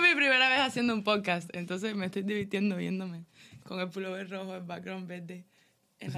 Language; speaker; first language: Spanish; early bilingual, heritage; Spanish